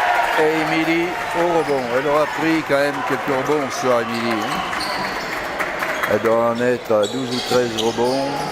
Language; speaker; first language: French; native; French